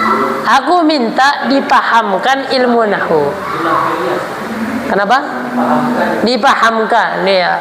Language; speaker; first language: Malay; non-native, local second language; Javanese